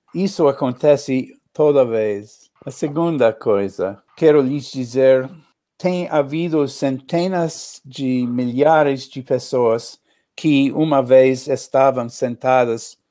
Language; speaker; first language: Portuguese; non-native, learner; English